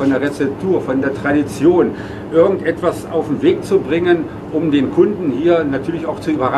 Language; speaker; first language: German; native; German